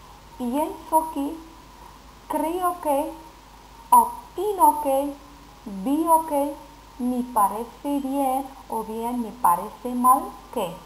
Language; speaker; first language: Spanish; non-native, fluent; Arabic